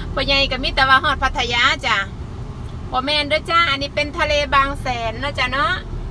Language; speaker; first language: Thai; native; Thai